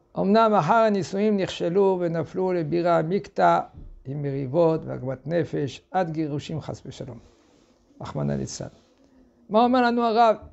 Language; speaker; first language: Hebrew; non-native, fluent; French